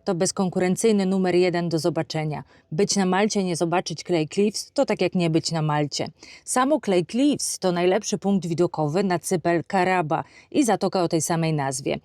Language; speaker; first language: Polish; native; Polish